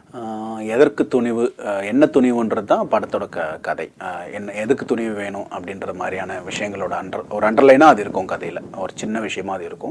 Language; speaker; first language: Tamil; native; Tamil